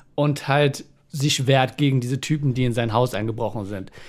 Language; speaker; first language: German; early bilingual, other home language; Persian